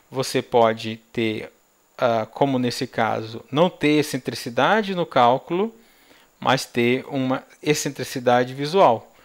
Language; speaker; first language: Portuguese; native; Portuguese